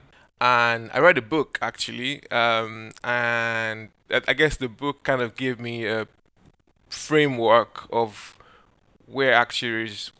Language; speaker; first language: English; non-native, local second language; Yoruba